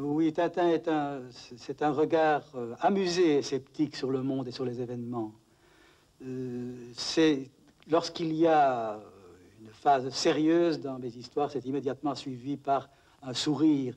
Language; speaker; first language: French; native; French